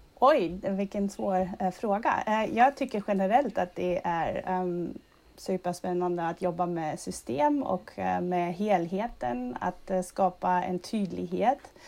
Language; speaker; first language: Swedish; non-native, fluent; German